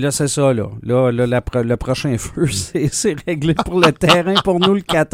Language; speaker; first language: French; native; French